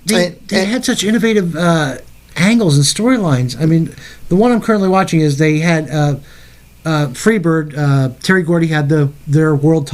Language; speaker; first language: English; native; English